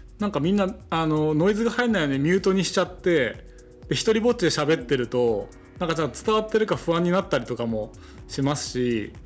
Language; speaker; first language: Japanese; native; Japanese